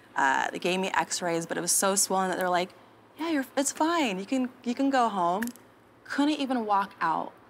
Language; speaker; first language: English; native; English